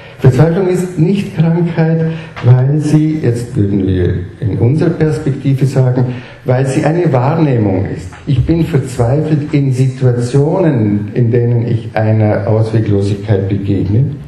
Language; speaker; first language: German; native; German